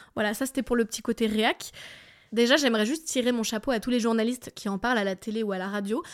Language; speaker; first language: French; early bilingual, other home language; English